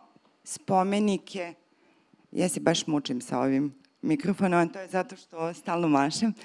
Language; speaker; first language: Serbian; native; Serbian